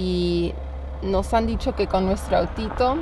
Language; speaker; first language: Spanish; native; Spanish